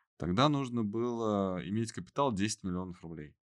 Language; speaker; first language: Russian; native; Russian